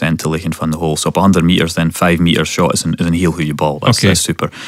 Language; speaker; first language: Dutch; non-native, fluent; English